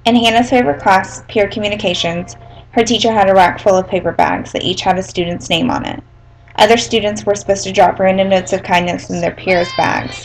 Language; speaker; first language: English; native; English